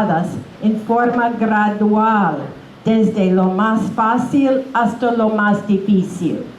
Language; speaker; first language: Spanish; non-native, fluent; English